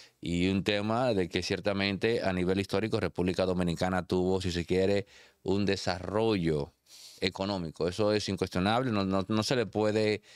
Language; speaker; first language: Spanish; native; Spanish